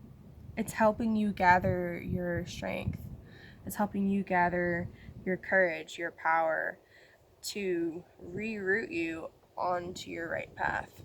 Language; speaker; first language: English; native; English